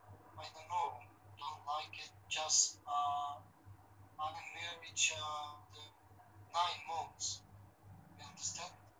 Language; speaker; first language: English; non-native, learner; Romany